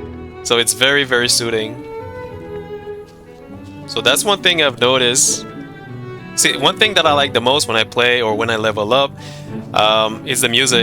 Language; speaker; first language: English; non-native, fluent; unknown